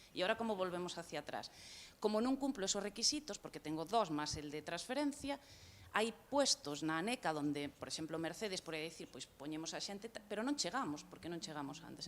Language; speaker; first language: Galician; non-native, local second language; Spanish